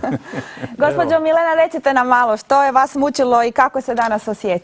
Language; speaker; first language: Croatian; native; Croatian